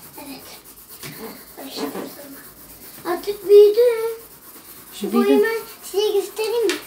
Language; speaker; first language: Turkish; early bilingual, heritage; Turkish